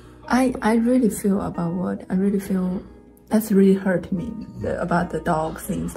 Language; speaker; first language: English; non-native, learner; Chinese